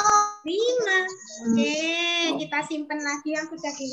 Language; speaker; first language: Indonesian; native; Indonesian